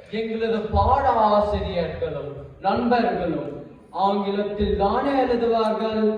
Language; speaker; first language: Tamil; early bilingual, heritage; Tamil